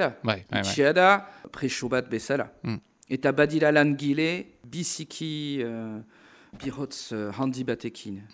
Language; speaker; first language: Basque; non-native, local second language; French